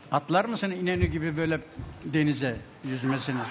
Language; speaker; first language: Turkish; native; Turkish